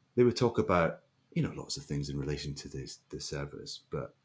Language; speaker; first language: English; native; English